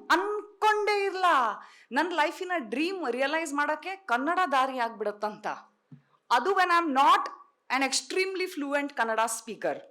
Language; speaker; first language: Kannada; non-native, local second language; Tulu